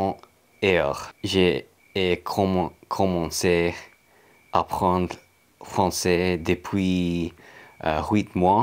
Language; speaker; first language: French; non-native, learner; English